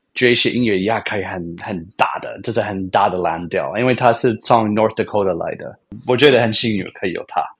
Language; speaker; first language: Chinese; non-native, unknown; English